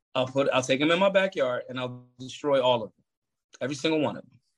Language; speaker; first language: English; native; English